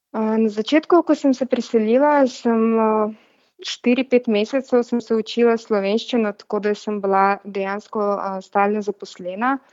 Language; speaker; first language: Slovenian; non-native, fluent; Russian